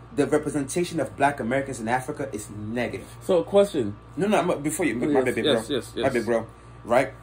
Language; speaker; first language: English; non-native, local second language; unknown